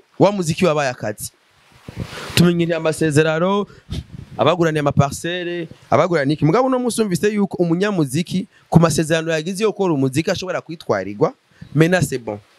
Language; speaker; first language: Rundi; native; Rundi